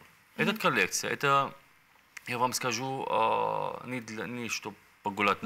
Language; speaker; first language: Russian; non-native, learner; Arabic